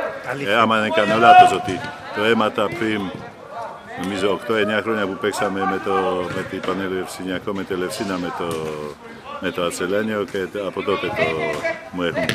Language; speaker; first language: Greek; non-native, fluent; Polish